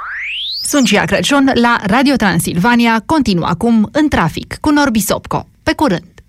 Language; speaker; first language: Romanian; native; Romanian